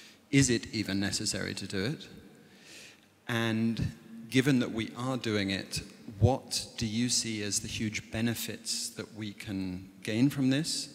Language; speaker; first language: English; native; English